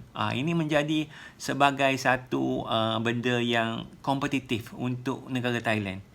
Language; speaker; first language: Malay; native; Malay